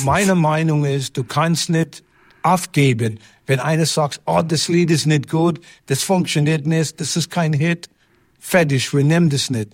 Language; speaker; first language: German; non-native, learner; English